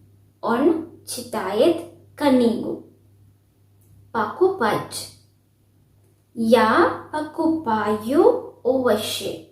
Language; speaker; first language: Russian; non-native, fluent; Sinhala